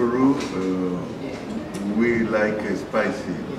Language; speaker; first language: English; non-native, learner; Spanish